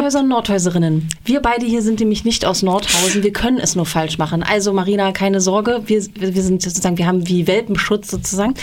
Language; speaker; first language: German; native; German